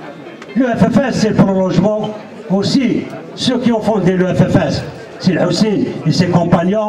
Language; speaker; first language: French; non-native, local second language; Kabyle